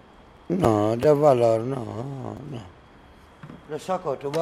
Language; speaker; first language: Spanish; non-native, learner; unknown